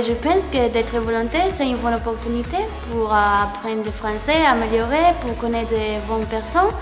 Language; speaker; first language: French; non-native, fluent; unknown